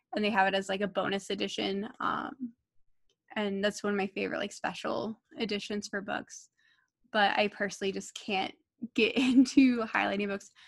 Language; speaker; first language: English; native; English